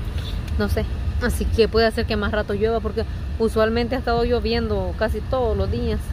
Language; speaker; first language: Spanish; native; Spanish